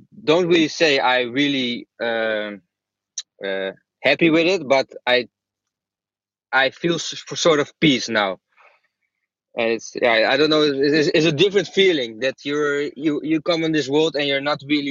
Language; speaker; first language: English; non-native, fluent; Dutch